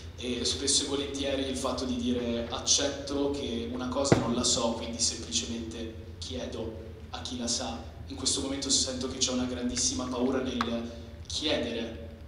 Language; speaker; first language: Italian; native; Italian